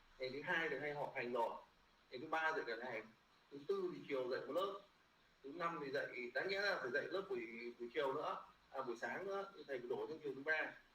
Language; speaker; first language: Vietnamese; native; Vietnamese